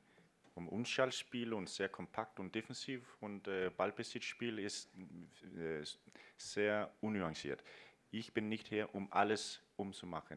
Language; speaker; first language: German; non-native, fluent; Danish